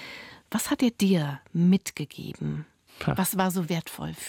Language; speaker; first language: German; native; German